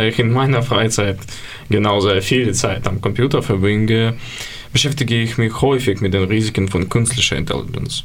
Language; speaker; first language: German; non-native, learner; Ukrainian